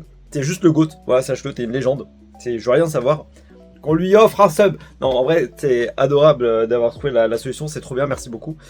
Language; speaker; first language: French; native; French